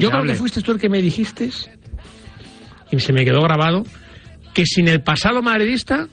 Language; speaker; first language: Spanish; native; Spanish